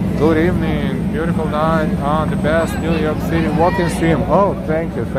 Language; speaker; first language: English; non-native, fluent; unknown